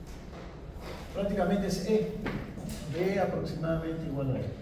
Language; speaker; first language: Spanish; native; Spanish